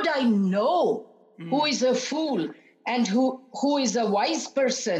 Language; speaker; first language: English; non-native, local second language; Punjabi